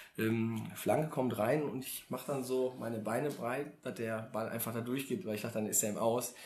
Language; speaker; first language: German; native; German